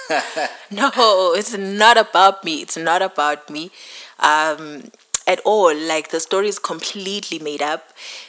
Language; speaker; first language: English; non-native, local second language; Zulu